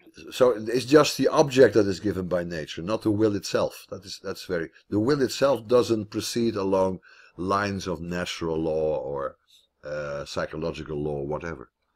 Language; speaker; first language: English; non-native, fluent; Dutch